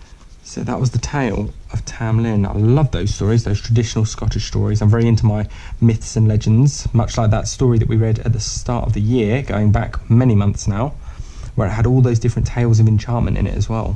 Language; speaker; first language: English; native; English